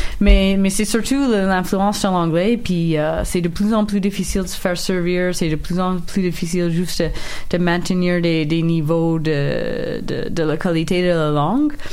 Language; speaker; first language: French; non-native, local second language; English